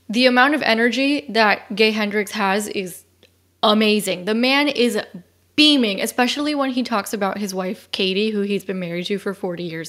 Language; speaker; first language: English; native; English